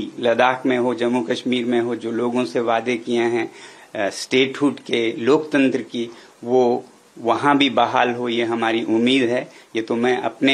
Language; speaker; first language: Hindi; native; Hindi